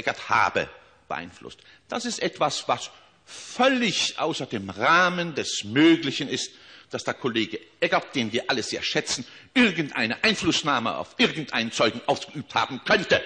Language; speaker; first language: German; native; German